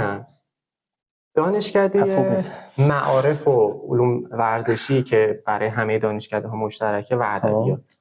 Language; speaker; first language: Persian; native; Persian